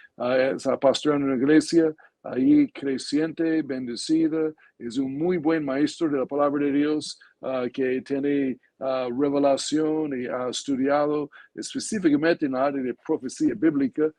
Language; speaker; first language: Spanish; non-native, fluent; English